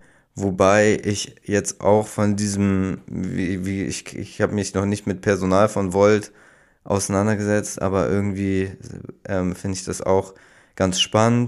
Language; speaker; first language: German; native; German